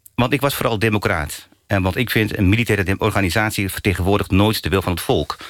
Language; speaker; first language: Dutch; early bilingual, other home language; Turkish